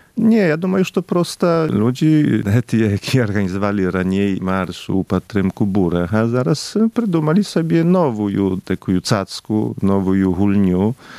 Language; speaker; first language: Belarusian; native; Belarusian